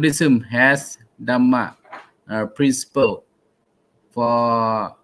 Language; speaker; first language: English; non-native, learner; Thai